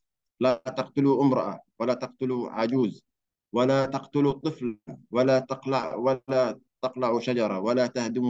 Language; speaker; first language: Indonesian; non-native, learner; Arabic